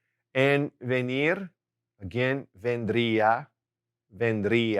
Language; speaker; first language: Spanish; non-native, fluent; English